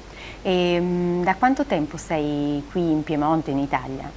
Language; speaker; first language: Italian; native; Italian